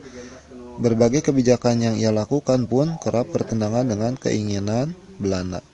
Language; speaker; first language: Indonesian; native; Indonesian